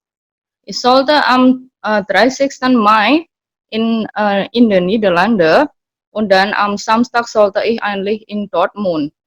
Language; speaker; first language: German; non-native, learner; Indonesian